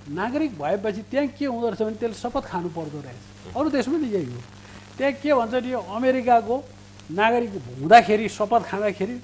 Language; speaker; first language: Nepali; native; Nepali